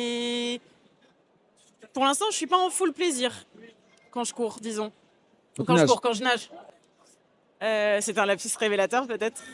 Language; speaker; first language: French; native; French